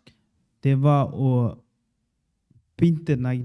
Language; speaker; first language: Swedish; non-native, learner; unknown